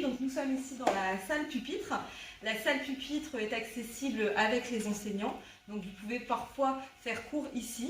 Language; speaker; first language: French; native; French